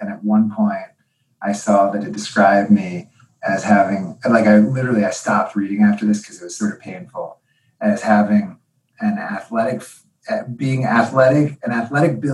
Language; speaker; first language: English; native; English